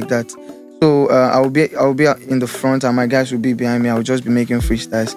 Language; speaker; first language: English; non-native, local second language; Yoruba